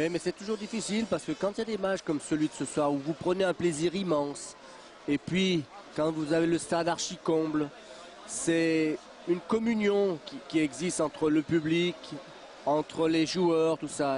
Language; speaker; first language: French; native; French